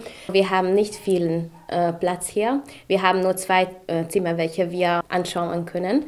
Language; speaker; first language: German; non-native, local second language; Hungarian